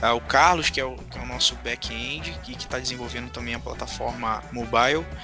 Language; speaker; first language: Portuguese; native; Portuguese